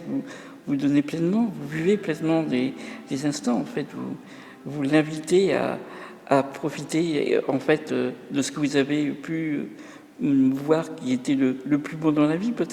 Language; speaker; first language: French; native; French